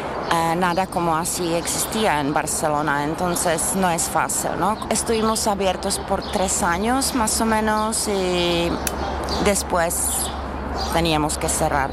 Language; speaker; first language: Spanish; non-native, fluent; Czech